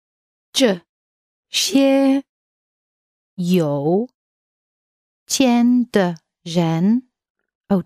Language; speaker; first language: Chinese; non-native, learner; English